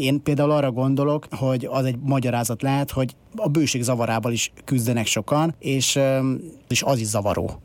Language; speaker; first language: Hungarian; native; Hungarian